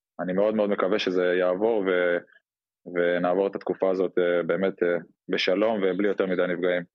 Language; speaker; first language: Hebrew; native; Hebrew